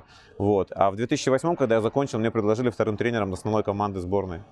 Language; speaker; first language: Russian; native; Russian